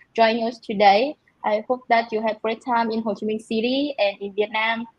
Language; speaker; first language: English; non-native, fluent; Vietnamese